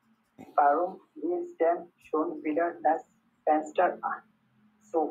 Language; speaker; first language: German; non-native, learner; Bangla